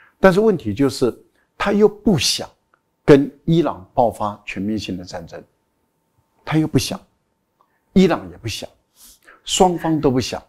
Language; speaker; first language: Chinese; native; Chinese